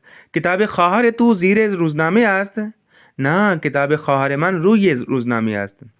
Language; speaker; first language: Persian; non-native, fluent; Urdu